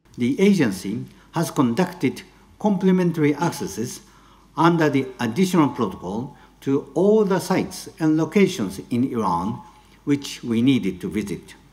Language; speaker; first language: English; non-native, fluent; Japanese